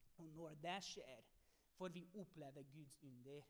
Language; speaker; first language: Norwegian; non-native, fluent; English